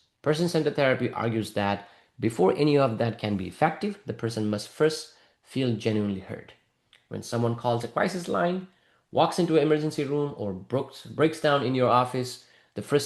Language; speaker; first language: English; non-native, fluent; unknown